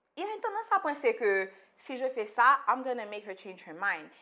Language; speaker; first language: French; non-native, local second language; Haitian Creole